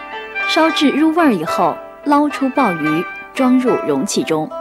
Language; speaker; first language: Chinese; native; Chinese